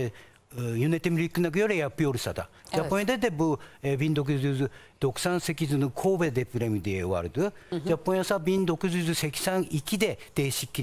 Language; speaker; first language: Turkish; non-native, fluent; Japanese